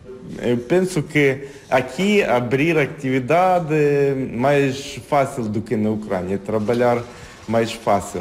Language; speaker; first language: Portuguese; non-native, fluent; Ukrainian